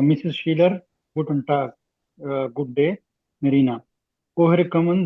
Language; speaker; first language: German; non-native, learner; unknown